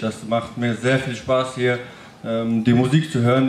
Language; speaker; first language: German; early bilingual, other home language; Armenian